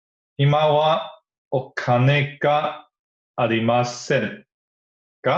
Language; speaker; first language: Japanese; non-native, learner; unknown